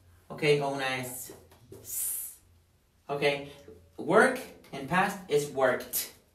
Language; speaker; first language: English; non-native, fluent; Spanish